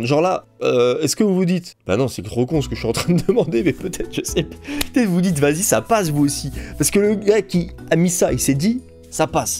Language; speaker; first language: French; native; French